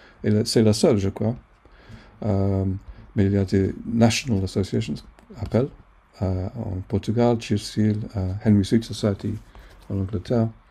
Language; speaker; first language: French; non-native, fluent; English